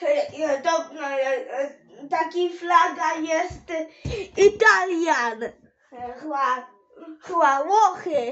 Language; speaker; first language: Polish; non-native, learner; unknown